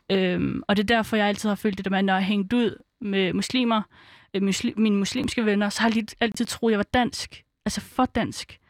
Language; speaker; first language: Danish; early bilingual, other home language; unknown